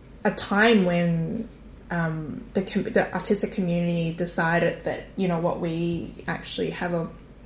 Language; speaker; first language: English; non-native, local second language; Cantonese